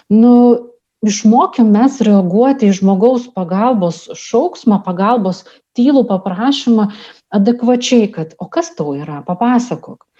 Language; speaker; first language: Lithuanian; non-native, local second language; Russian